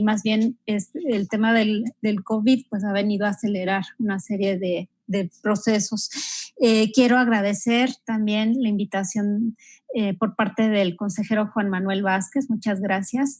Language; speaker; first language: Spanish; native; Spanish